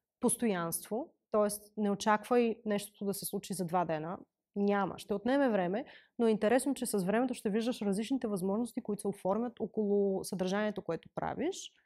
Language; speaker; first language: Bulgarian; native; Bulgarian